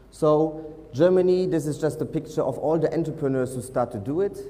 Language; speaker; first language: English; non-native, fluent; German